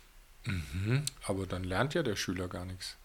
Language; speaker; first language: German; native; German